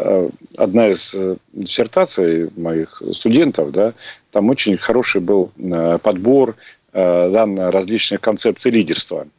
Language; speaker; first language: Russian; native; Russian